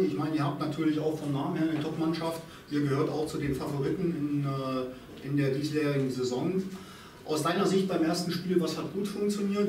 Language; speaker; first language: German; native; German